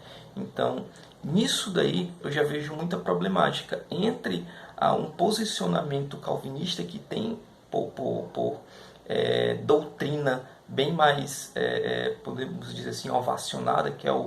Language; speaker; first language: Portuguese; native; Portuguese